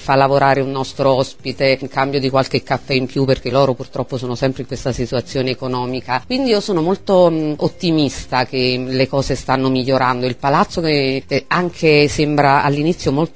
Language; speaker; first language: Italian; native; Italian